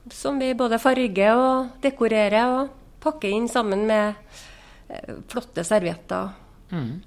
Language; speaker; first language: Norwegian; native; Norwegian